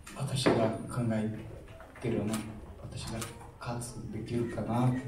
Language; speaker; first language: Japanese; non-native, learner; Portuguese